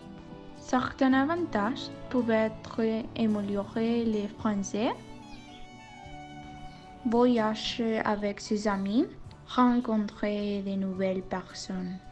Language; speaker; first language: French; non-native, learner; Spanish